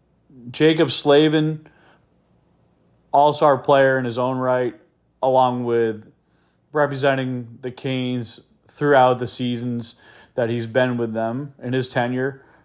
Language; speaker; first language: English; native; English